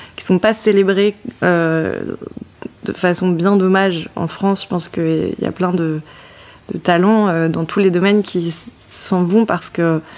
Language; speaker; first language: French; native; French